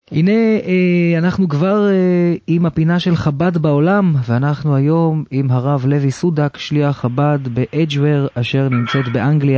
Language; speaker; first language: Hebrew; native; Hebrew